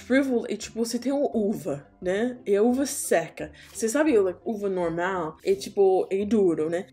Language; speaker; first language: Portuguese; non-native, learner; English